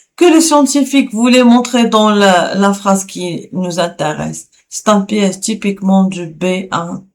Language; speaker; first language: French; non-native, local second language; Arabic